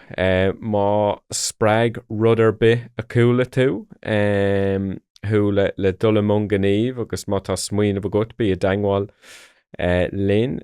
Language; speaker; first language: Irish; non-native, local second language; English